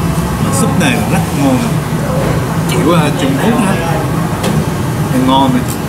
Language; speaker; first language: Vietnamese; non-native, learner; Japanese